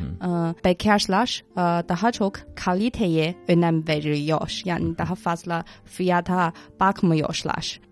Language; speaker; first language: Turkish; non-native, fluent; Chinese